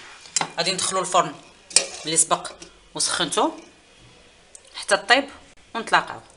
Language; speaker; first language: Arabic; native; Arabic